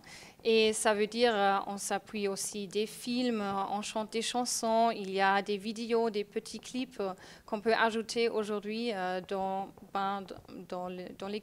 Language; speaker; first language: French; non-native, fluent; German